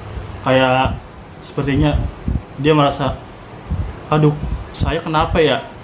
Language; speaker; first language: Indonesian; native; Indonesian